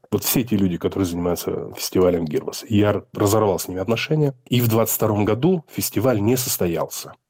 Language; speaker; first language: Russian; native; Russian